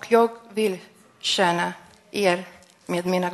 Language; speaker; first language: Swedish; non-native, fluent; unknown